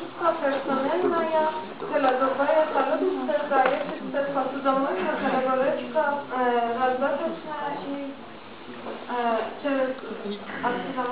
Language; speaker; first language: Russian; non-native, learner; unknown